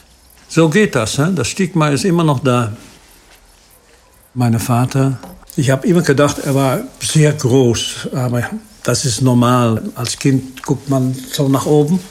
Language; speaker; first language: German; non-native, fluent; Dutch